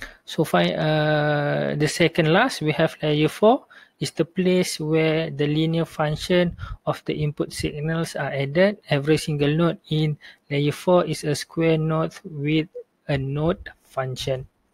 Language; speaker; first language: English; non-native, local second language; Malay